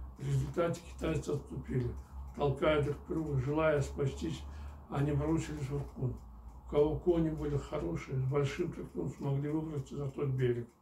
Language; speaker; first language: Russian; non-native, local second language; Kyrgyz